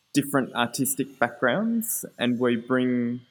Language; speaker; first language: English; native; English